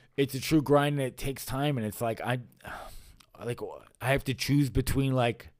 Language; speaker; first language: English; native; English